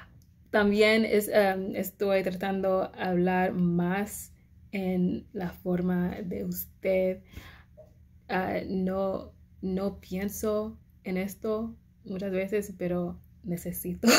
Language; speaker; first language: Spanish; non-native, learner; English